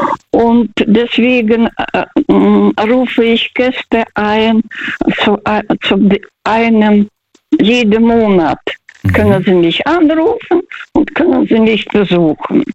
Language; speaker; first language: German; non-native, fluent; Russian